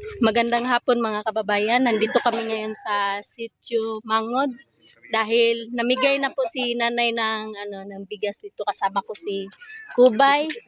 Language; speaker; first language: Filipino; non-native, local second language; Cebuano